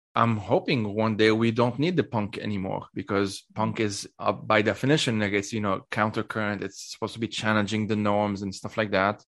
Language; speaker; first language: English; non-native, fluent; Arabic